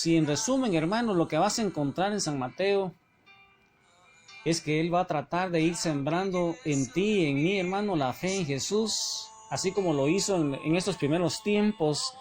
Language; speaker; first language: Spanish; native; Spanish